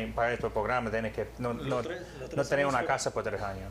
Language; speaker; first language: Spanish; early bilingual, heritage; Spanish